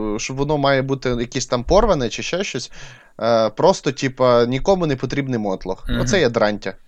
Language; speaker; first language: Ukrainian; non-native, local second language; Russian